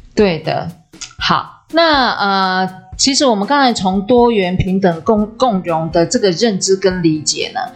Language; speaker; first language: Chinese; native; Chinese